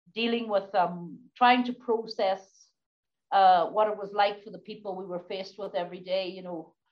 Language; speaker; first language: English; native; English